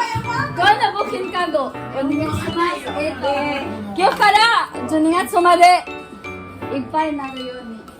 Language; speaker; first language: Japanese; non-native, learner; Filipino